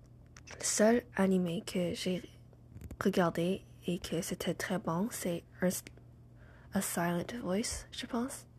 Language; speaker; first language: French; non-native, learner; English